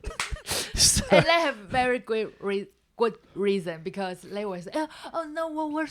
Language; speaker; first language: English; non-native, learner; Chinese